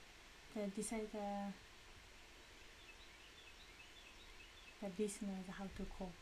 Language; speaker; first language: English; non-native, learner; Japanese